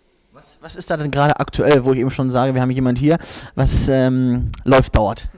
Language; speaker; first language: German; native; German